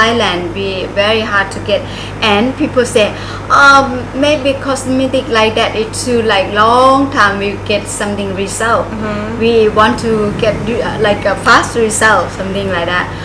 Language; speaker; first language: English; non-native, learner; Thai